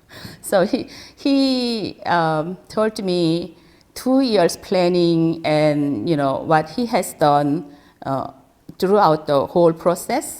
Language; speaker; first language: English; non-native, fluent; Korean